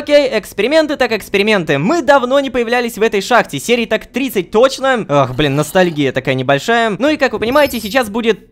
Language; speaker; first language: Russian; native; Russian